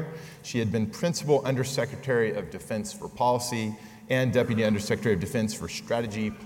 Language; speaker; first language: English; native; English